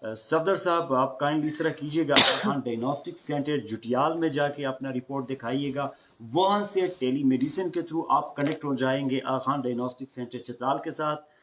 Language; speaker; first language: Urdu; non-native, local second language; Khowar